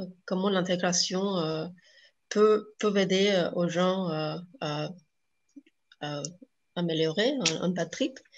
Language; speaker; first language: French; non-native, fluent; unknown